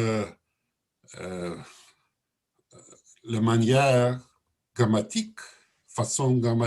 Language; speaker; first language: French; non-native, learner; Russian